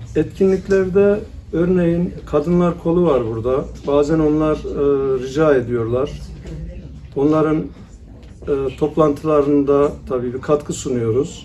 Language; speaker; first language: Turkish; native; Turkish